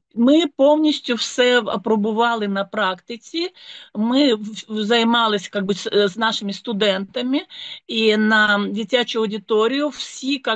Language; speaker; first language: Ukrainian; native; Ukrainian